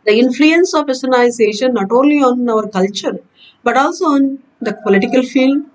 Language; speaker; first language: English; non-native, local second language; Kannada